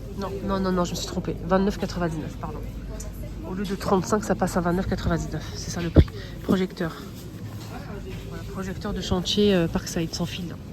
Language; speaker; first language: French; native; French